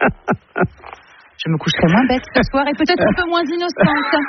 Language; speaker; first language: French; native; French